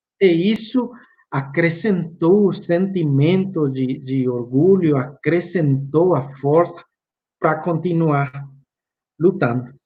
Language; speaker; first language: Portuguese; non-native, fluent; Spanish